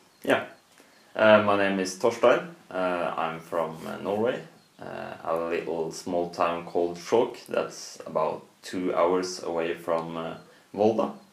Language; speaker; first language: English; non-native, fluent; Norwegian